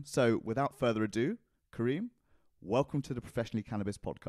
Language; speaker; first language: English; native; English